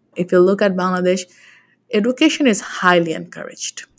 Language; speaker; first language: English; non-native, local second language; Bangla